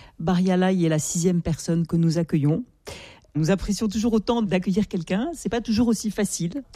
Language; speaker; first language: French; native; French